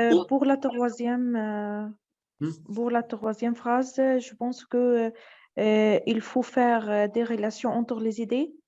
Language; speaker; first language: French; non-native, learner; Arabic